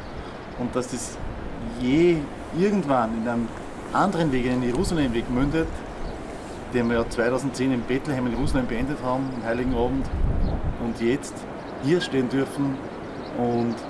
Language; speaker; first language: German; native; German